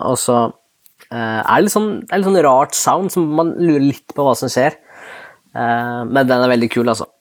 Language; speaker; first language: Norwegian; early bilingual, other home language; Spanish